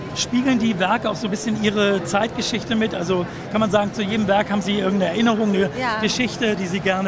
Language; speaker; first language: German; native; German